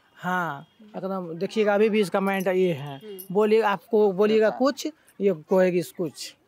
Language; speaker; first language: Hindi; native; Hindi